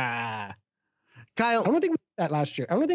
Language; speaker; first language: English; native; English